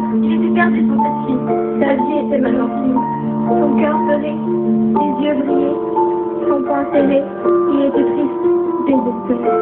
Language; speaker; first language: French; native; French